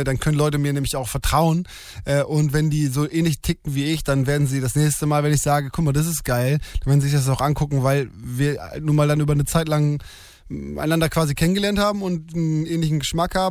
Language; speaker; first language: German; native; German